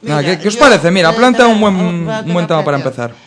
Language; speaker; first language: Spanish; native; Spanish